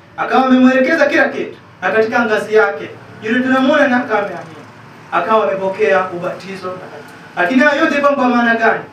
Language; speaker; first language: Swahili; native; Swahili